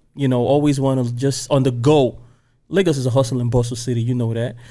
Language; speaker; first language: English; non-native, local second language; Igbo